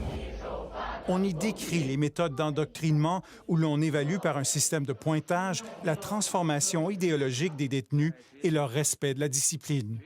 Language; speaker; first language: French; native; French